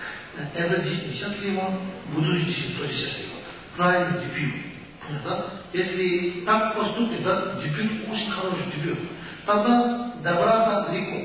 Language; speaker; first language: Russian; non-native, learner; Tibetan